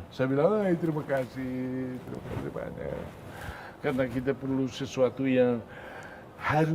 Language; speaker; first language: Indonesian; non-native, fluent; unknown